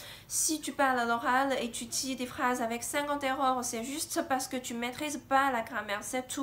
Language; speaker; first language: French; non-native, fluent; Chinese